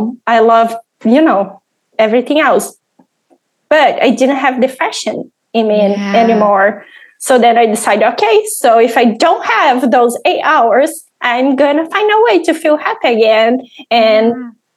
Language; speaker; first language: English; non-native, fluent; Portuguese